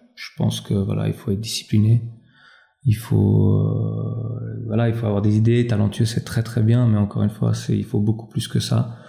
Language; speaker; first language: French; early bilingual, other home language; Albanian